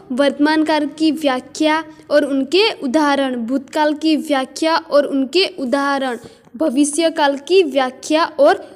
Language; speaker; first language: Hindi; non-native, local second language; Gujarati